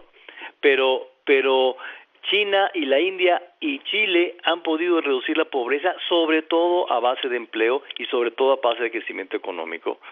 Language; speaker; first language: Spanish; native; Spanish